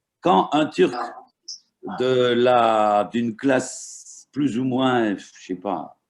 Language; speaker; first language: French; non-native, fluent; Turkish